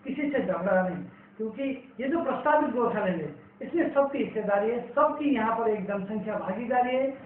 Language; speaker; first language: Hindi; non-native, local second language; Nepali